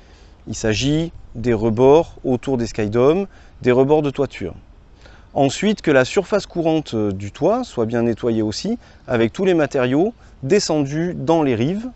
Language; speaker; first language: French; native; French